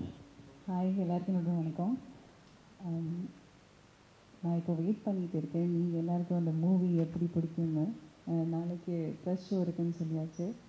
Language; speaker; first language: Tamil; early bilingual, heritage; Tamil